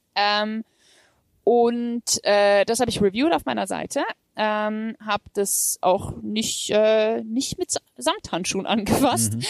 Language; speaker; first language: German; native; German